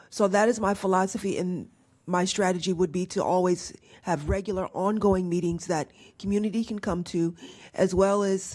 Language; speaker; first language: English; native; English